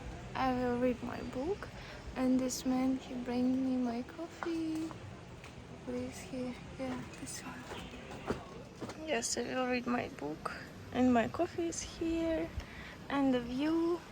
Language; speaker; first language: English; non-native, learner; Russian